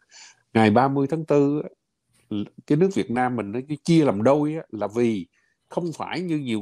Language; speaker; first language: Vietnamese; native; Vietnamese